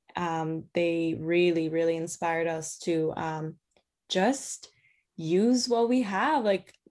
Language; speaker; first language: English; non-native, fluent; Persian